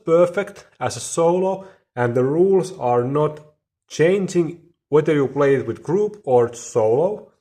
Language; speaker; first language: English; non-native, fluent; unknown